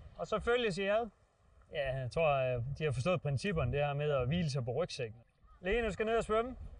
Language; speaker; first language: Danish; native; Danish